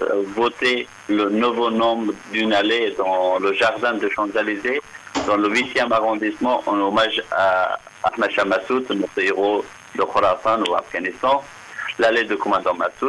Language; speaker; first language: French; non-native, fluent; Persian